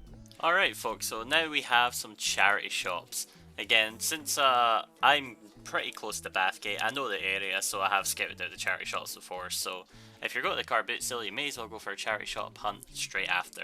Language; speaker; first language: English; native; English